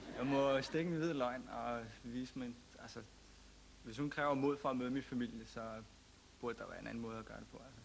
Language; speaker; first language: Danish; native; Danish